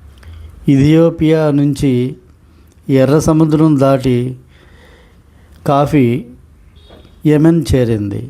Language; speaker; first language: Telugu; native; Telugu